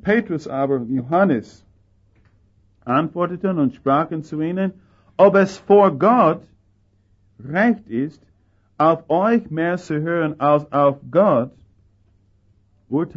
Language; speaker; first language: German; non-native, fluent; English